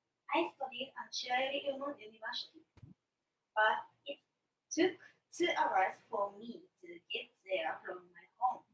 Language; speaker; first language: English; non-native, learner; Japanese